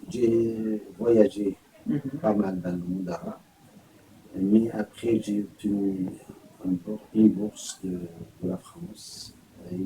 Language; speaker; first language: French; non-native, fluent; Arabic